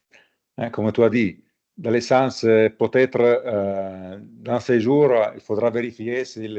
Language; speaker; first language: French; non-native, fluent; Italian